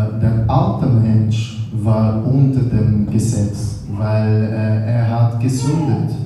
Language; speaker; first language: German; non-native, learner; Portuguese